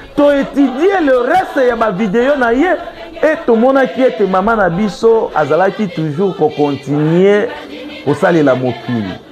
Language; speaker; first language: Lingala; native; Lingala